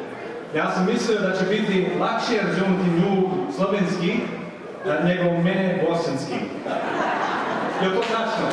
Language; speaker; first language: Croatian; early bilingual, heritage; Bosnian